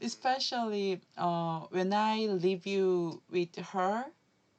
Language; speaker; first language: English; non-native, learner; Korean